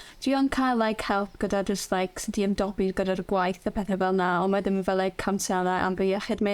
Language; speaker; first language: Welsh; non-native, local second language; English